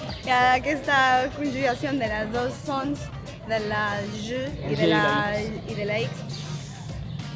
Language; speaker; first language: Catalan; non-native, fluent; Spanish